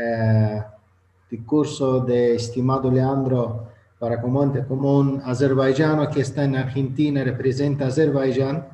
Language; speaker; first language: Spanish; non-native, fluent; Azerbaijani